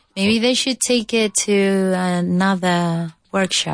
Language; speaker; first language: English; non-native, fluent; Spanish